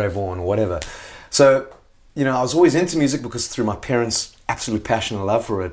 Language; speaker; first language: English; native; English